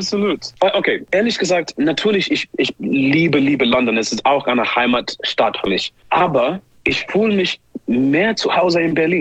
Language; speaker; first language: German; non-native, learner; English